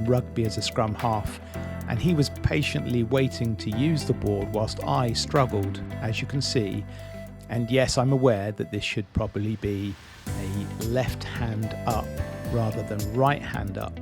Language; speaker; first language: English; native; English